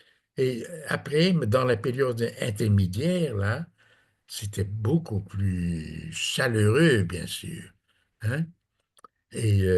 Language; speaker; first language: French; non-native, fluent; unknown